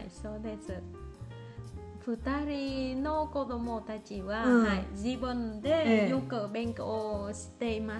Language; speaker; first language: Japanese; non-native, learner; Vietnamese